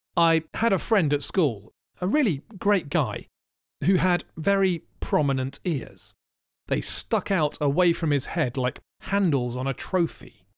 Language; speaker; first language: English; native; English